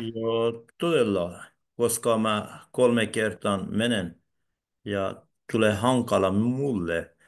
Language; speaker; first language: Finnish; non-native, learner; Persian